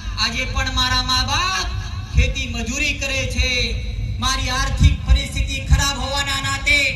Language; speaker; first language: Gujarati; non-native, local second language; Rathawi